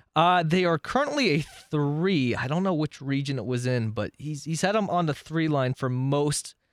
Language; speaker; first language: English; native; English